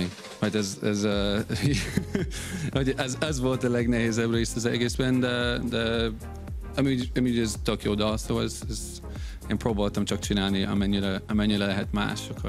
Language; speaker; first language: Hungarian; non-native, fluent; English